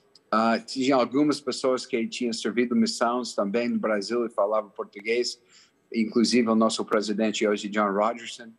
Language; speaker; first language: Portuguese; non-native, fluent; English